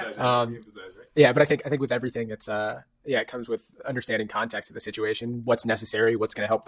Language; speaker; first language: English; native; English